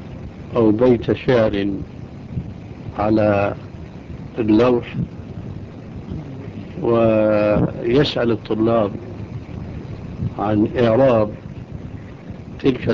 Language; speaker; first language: Arabic; native; Arabic